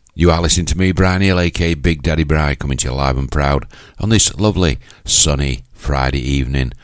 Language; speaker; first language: English; native; English